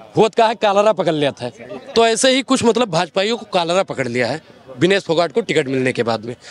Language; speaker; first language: Hindi; native; Hindi